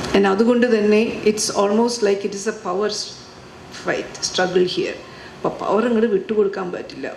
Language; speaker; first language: English; non-native, local second language; Malayalam